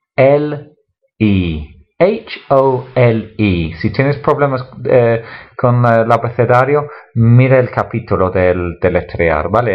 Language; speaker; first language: Spanish; non-native, fluent; English